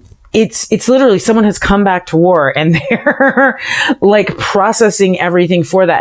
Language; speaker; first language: English; native; English